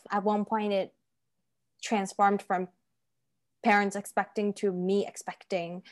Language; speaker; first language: English; non-native, fluent; Turkish